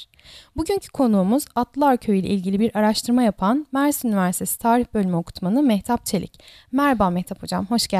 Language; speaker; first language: Turkish; native; Turkish